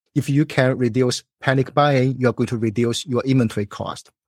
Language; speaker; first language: English; non-native, fluent; Chinese